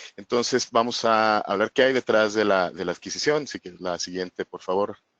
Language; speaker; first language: Spanish; native; Spanish